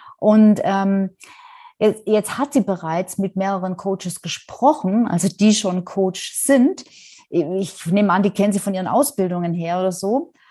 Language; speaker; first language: German; native; German